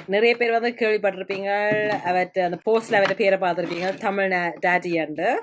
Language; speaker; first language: Tamil; early bilingual, heritage; Tamil